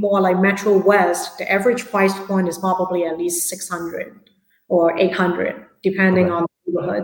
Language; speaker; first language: English; non-native, local second language; Cantonese